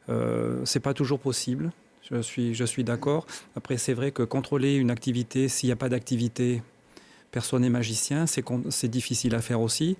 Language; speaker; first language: French; native; French